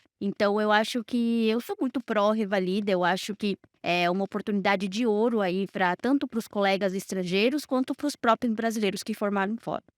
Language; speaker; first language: Portuguese; non-native, fluent; Spanish